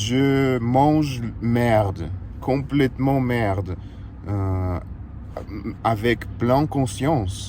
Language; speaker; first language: French; non-native, learner; Russian